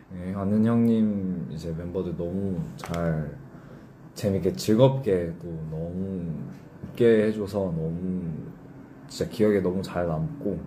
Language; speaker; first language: Korean; early bilingual, heritage; English